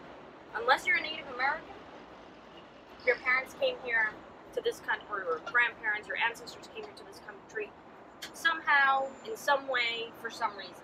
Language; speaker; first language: English; native; English